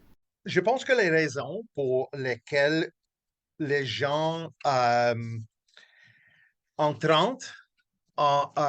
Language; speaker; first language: French; non-native, local second language; English